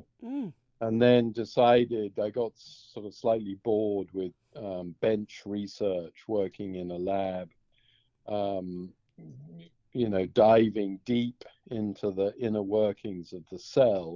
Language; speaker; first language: English; native; English